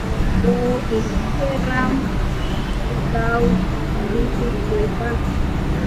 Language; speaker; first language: English; non-native, learner; Spanish